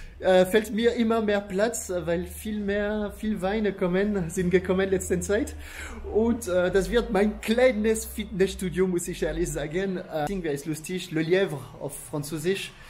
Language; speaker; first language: German; non-native, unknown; French